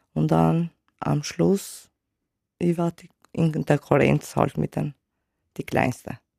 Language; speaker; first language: German; non-native, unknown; Albanian